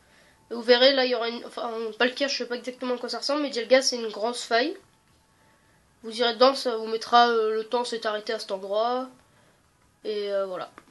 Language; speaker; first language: French; native; French